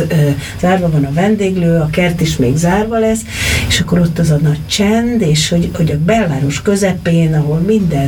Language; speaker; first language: Hungarian; native; Hungarian